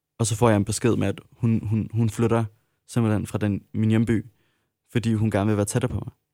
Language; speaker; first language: Danish; early bilingual, other home language; Arabic